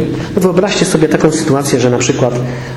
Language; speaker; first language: Polish; native; Polish